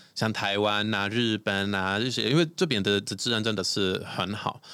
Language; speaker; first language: Chinese; non-native, fluent; Swedish